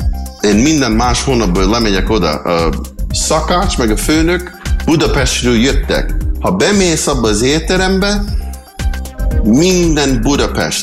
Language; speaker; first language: Hungarian; early bilingual, heritage; Hungarian